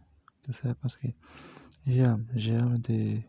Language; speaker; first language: French; non-native, learner; Portuguese